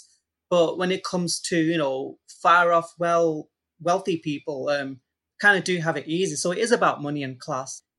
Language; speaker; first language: English; native; English